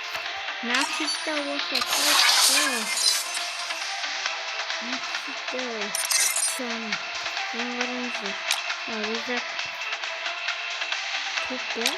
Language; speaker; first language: Russian; non-native, local second language; Kazakh